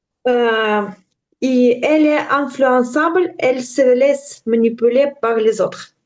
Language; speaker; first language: French; non-native, learner; Ukrainian